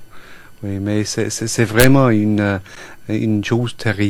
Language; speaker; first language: French; non-native, fluent; English